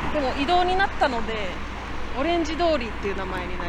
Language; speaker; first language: Japanese; native; Japanese